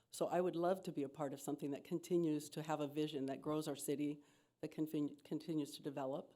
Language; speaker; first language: English; native; English